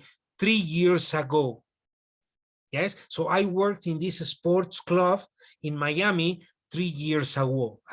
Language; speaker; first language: English; non-native, fluent; Spanish